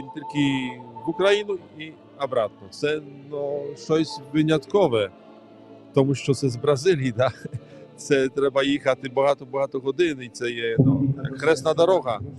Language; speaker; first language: Ukrainian; non-native, fluent; Polish